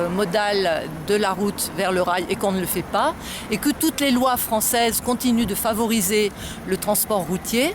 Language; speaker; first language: French; native; French